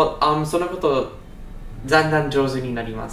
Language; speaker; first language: Japanese; non-native, learner; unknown